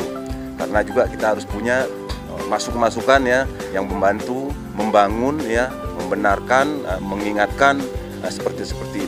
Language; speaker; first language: Indonesian; non-native, local second language; Minangkabau